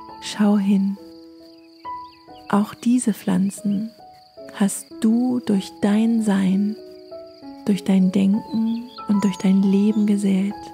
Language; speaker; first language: German; native; German